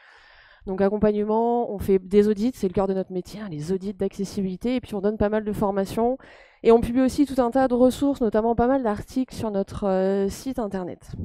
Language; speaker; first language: French; native; French